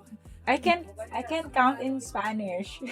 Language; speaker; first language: English; non-native, local second language; Filipino